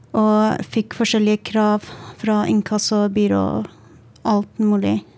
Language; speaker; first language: Norwegian; non-native, fluent; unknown